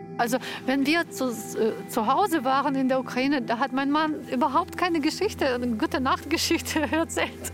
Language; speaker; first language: German; non-native, fluent; Ukrainian